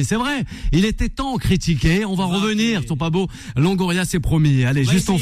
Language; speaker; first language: French; native; French